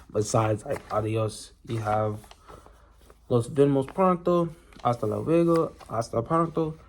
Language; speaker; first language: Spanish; non-native, learner; English